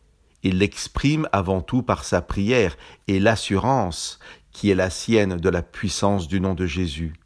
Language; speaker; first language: French; native; French